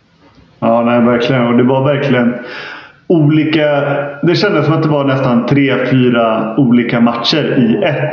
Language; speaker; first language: Swedish; native; Swedish